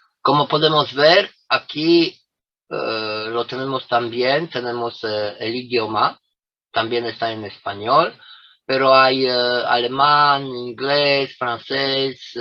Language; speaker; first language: Spanish; non-native, fluent; Romanian